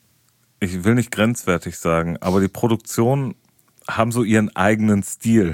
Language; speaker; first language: German; native; German